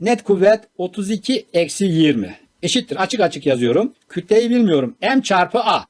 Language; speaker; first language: Turkish; native; Turkish